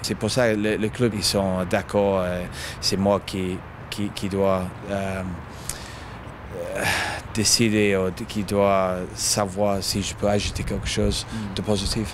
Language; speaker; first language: French; non-native, fluent; English